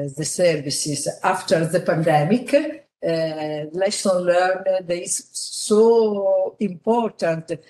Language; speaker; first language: English; non-native, fluent; Italian